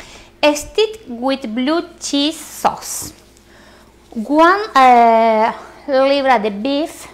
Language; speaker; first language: English; non-native, learner; Spanish